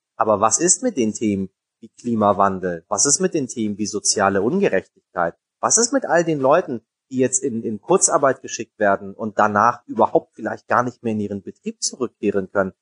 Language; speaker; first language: German; early bilingual, other home language; Persian